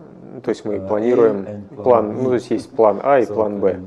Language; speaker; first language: Russian; non-native, fluent; German